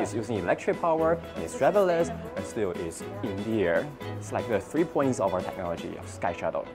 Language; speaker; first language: English; non-native, fluent; Chinese